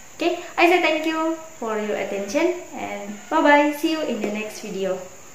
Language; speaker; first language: English; non-native, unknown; Indonesian